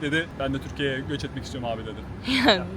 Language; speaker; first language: Turkish; native; Turkish